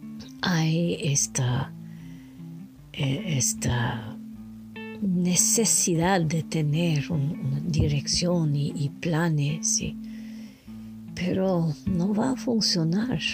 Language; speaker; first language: Spanish; non-native, learner; French